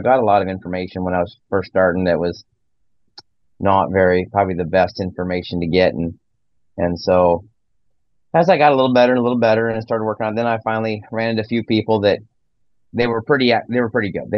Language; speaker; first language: English; native; English